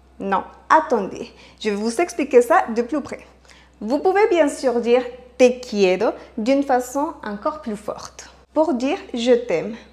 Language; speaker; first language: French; non-native, fluent; Spanish